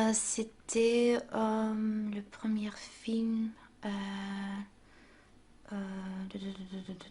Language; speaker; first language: French; non-native, local second language; Dutch